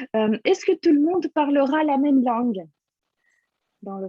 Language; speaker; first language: French; non-native, fluent; Russian